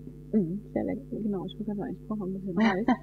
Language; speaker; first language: German; native; German